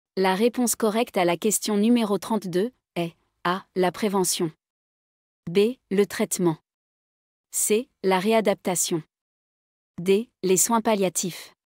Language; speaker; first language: French; non-native, local second language; Arabic